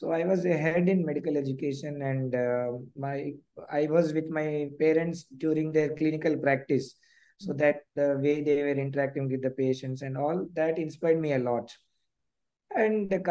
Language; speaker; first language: English; non-native, local second language; Telugu